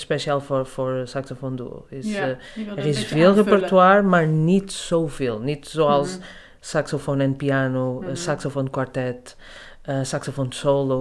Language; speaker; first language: Dutch; non-native, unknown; Portuguese